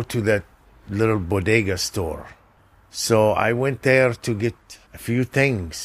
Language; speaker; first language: English; non-native, fluent; Arabic